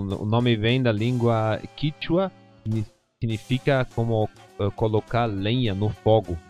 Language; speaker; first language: Portuguese; non-native, fluent; Spanish